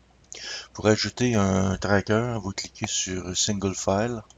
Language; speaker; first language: French; native; French